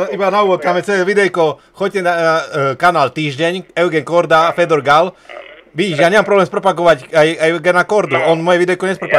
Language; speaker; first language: Slovak; native; Slovak